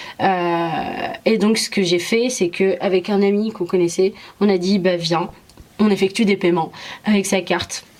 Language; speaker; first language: French; early bilingual, other home language; Arabic